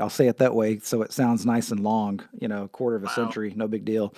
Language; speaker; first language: English; native; English